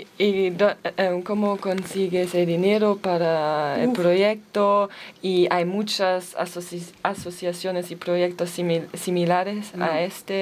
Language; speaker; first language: Spanish; non-native, learner; German